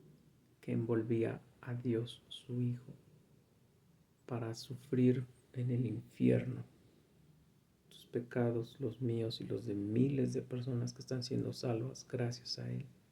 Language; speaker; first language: Spanish; native; Spanish